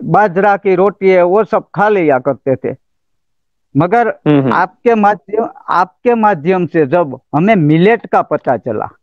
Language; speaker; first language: Hindi; non-native, local second language; Gujarati